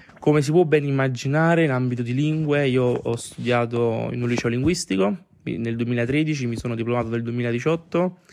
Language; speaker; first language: Italian; native; Italian